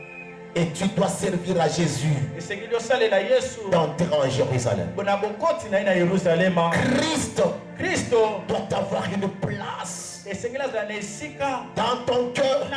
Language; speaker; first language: French; non-native, local second language; Lingala